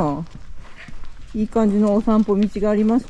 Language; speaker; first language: Japanese; native; Japanese